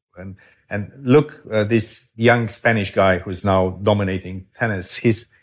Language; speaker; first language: English; non-native, fluent; Romanian